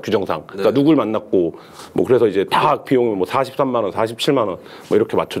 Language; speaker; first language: Korean; native; Korean